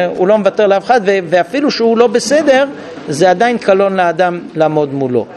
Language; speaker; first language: Hebrew; non-native, fluent; English